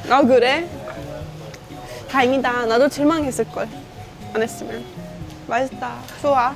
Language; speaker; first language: Korean; non-native, fluent; Estonian